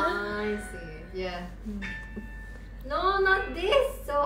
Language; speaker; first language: English; non-native, learner; Japanese